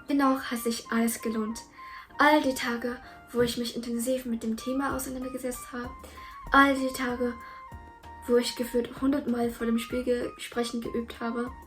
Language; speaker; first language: German; early bilingual, other home language; Vietnamese